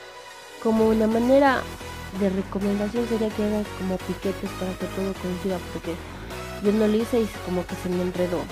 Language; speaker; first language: Spanish; native; Spanish